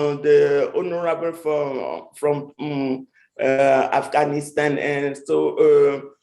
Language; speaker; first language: English; non-native, fluent; French